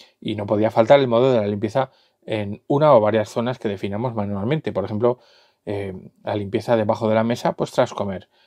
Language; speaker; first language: Spanish; native; Spanish